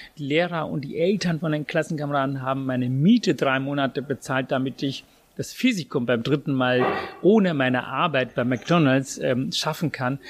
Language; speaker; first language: German; non-native, fluent; Tamil